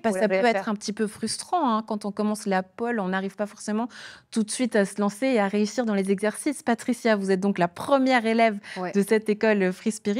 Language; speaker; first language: French; native; French